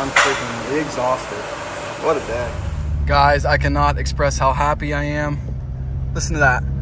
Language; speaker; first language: English; native; English